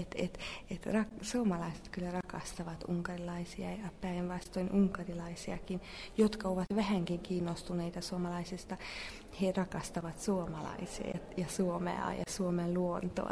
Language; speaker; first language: Finnish; non-native, fluent; Hungarian